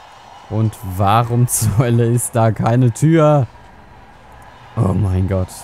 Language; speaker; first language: German; native; German